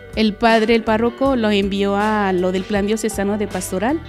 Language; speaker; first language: Spanish; native; Spanish